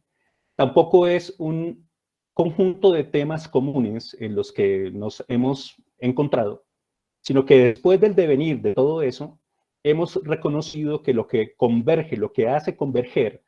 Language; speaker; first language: Spanish; native; Spanish